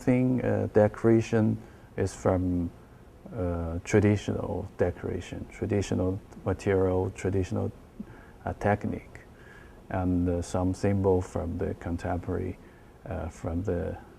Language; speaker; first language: English; non-native, learner; Chinese